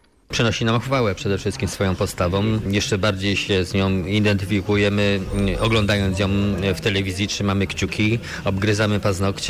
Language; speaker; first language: Polish; native; Polish